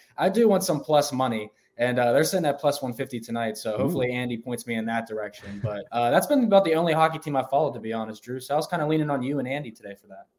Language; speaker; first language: English; native; English